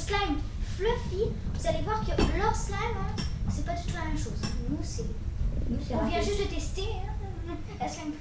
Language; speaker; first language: French; native; French